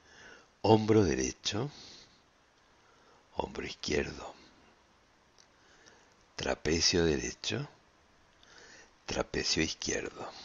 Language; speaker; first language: Spanish; native; Spanish